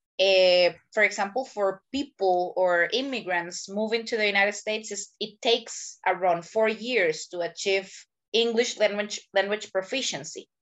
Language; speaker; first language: English; non-native, fluent; Spanish